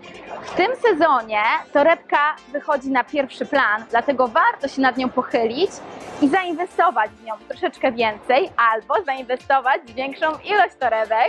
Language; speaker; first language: Polish; native; Polish